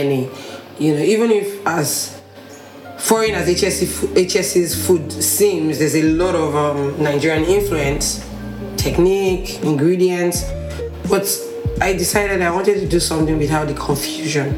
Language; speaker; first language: English; non-native, local second language; Igbo